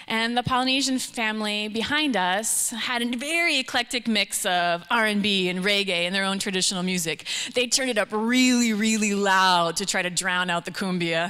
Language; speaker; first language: English; native; English